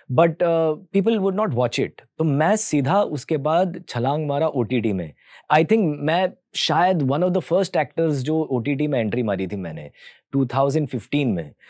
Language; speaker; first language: Hindi; early bilingual, heritage; Hindi